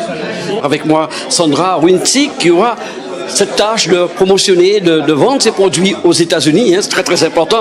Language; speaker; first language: French; native; French